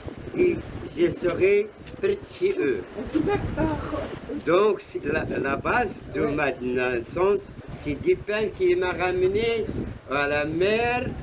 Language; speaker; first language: French; non-native, local second language; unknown